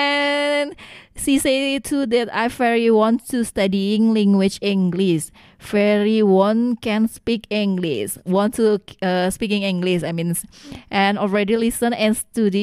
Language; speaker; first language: English; non-native, learner; Indonesian